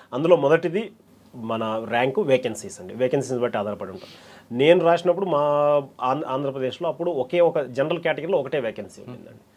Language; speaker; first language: Telugu; native; Telugu